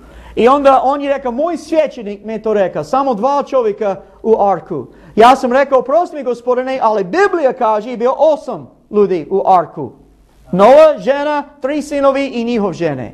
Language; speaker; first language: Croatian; non-native, learner; English